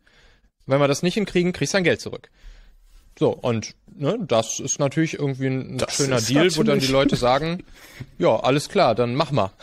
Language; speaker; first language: German; native; German